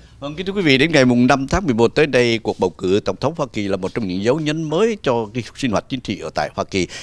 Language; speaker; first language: Vietnamese; native; Vietnamese